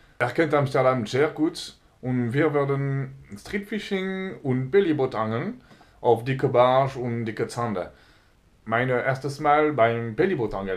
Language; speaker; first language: German; non-native, learner; French